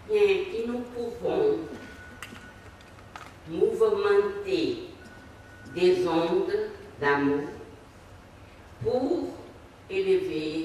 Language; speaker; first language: French; non-native, fluent; Portuguese